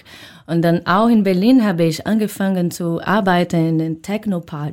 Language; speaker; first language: German; non-native, learner; Portuguese